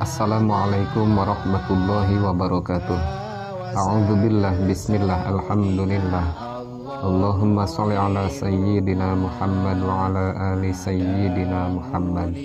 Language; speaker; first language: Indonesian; non-native, local second language; Sundanese